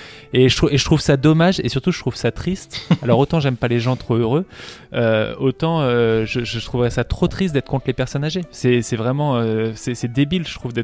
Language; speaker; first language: French; native; French